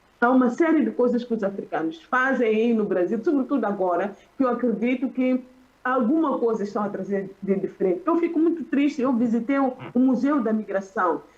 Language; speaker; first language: Portuguese; non-native, local second language; Tsonga